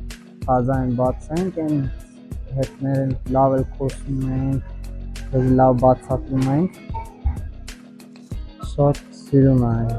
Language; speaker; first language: Armenian; non-native, learner; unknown